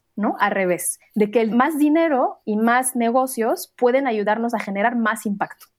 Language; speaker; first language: Spanish; non-native, fluent; Arabic